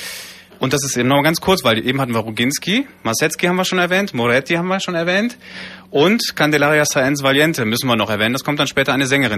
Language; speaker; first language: German; native; German